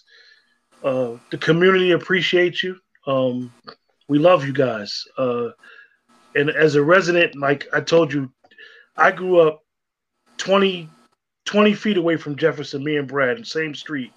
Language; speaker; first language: English; native; English